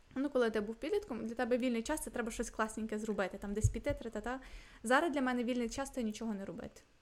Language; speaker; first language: Ukrainian; non-native, local second language; Russian